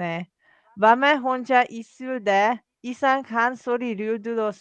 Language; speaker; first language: Korean; non-native, learner; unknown